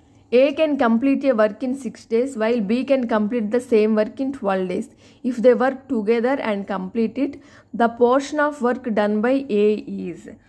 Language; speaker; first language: English; non-native, local second language; Telugu